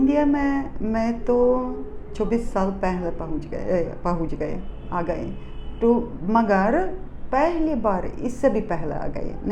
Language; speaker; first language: Hindi; non-native, fluent; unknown